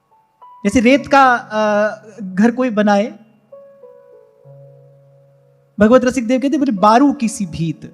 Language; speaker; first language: Hindi; native; Hindi